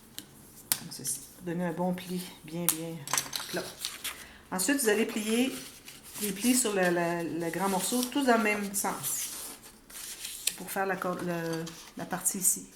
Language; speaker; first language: French; native; French